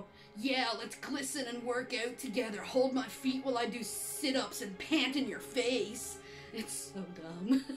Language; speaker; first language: English; native; English